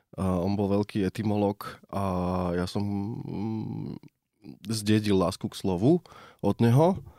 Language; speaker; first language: Slovak; native; Slovak